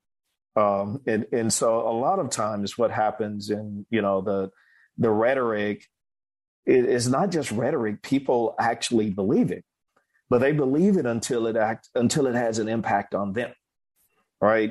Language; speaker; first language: English; native; English